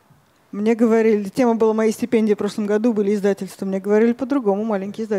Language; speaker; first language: Russian; native; Russian